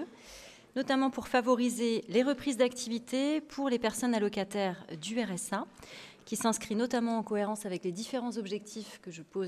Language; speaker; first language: French; native; French